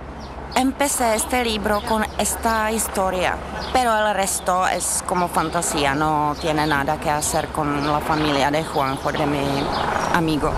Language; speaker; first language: Spanish; non-native, fluent; Czech